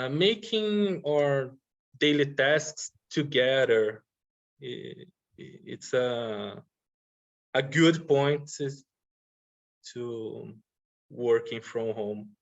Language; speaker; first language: English; non-native, learner; Portuguese